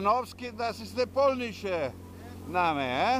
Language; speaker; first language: German; non-native, learner; Polish